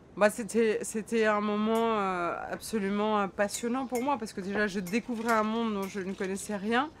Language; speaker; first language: French; native; French